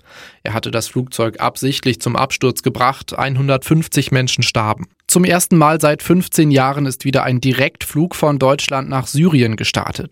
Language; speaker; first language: German; native; German